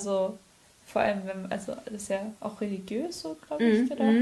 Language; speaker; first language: German; native; German